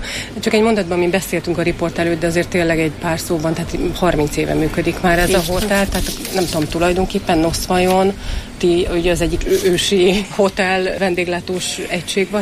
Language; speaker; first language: Hungarian; native; Hungarian